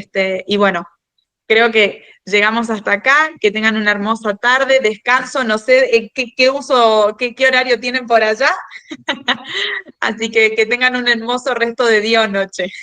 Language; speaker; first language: Spanish; native; Spanish